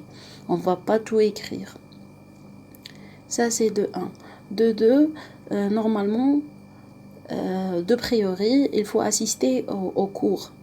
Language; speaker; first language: French; non-native, local second language; Arabic